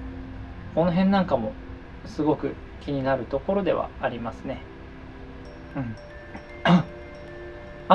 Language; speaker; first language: Japanese; native; Japanese